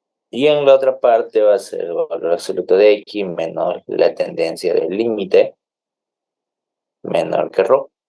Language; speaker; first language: Spanish; native; Spanish